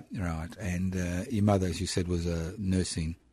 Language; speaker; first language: English; non-native, local second language; Italian